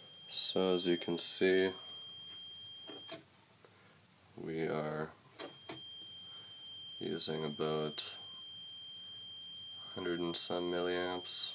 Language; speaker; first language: English; native; English